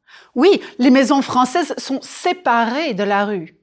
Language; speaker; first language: French; non-native, fluent; English